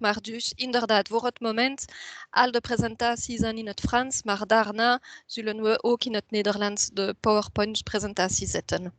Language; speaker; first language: Dutch; non-native, local second language; French